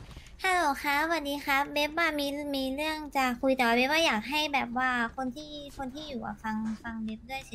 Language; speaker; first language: Thai; native; Thai